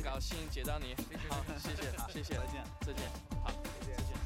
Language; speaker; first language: Chinese; non-native, learner; English